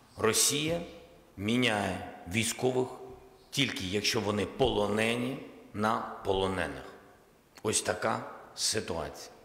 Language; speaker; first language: Ukrainian; non-native, local second language; Russian